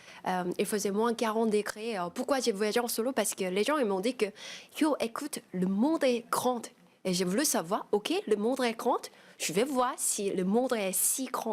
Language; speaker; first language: French; non-native, fluent; Korean